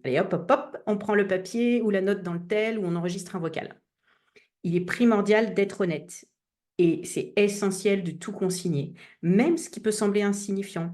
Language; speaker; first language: French; native; French